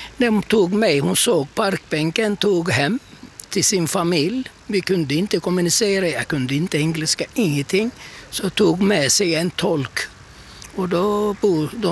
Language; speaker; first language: Swedish; non-native, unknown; Turkish